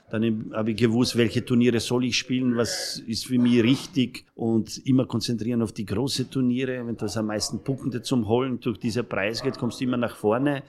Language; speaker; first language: German; non-native, fluent; Serbian